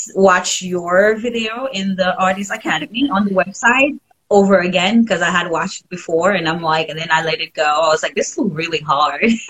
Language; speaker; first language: English; non-native, fluent; French